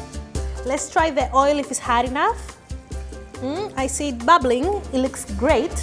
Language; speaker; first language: English; non-native, fluent; Greek